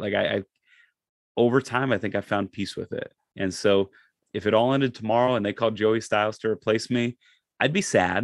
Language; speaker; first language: English; native; English